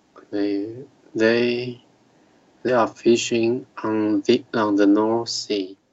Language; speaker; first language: English; non-native, learner; Chinese